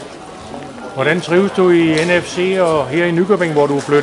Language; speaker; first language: Danish; native; Danish